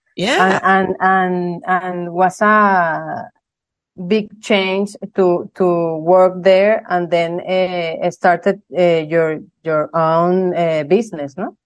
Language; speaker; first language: English; non-native, fluent; Spanish